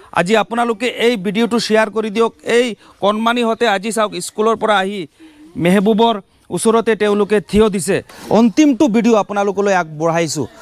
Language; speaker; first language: Assamese; non-native, local second language; Bangla